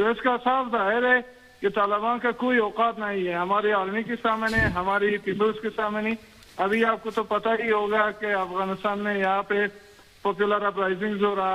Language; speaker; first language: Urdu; non-native, fluent; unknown